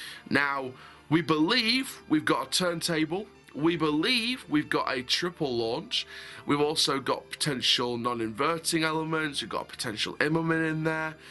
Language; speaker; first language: English; native; English